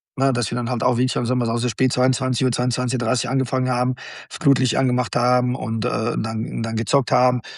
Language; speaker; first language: German; non-native, fluent; Bosnian